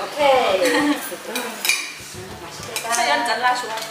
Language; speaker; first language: Korean; non-native, learner; Thai